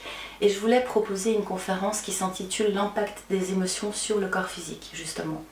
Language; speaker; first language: French; native; French